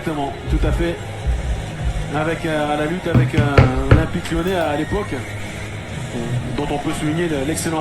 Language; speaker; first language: French; native; French